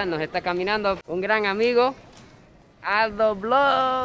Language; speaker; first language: Spanish; non-native, fluent; Japanese